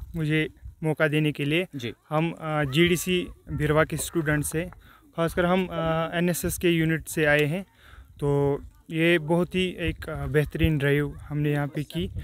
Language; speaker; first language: Hindi; non-native, local second language; Kashmiri